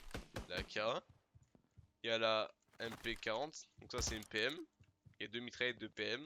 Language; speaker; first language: French; native; French